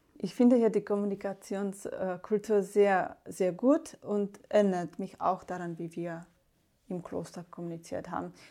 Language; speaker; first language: German; non-native, fluent; Slovak